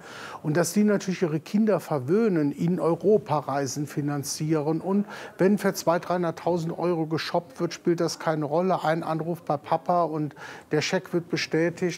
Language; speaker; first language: German; native; German